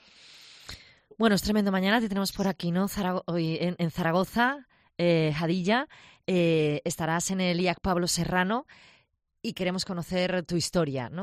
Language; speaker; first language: Spanish; native; Spanish